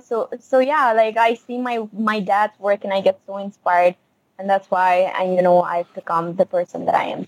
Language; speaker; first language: English; non-native, local second language; Khowar